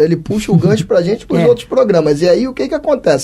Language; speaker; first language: Portuguese; native; Portuguese